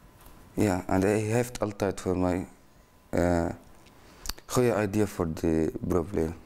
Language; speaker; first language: Dutch; non-native, learner; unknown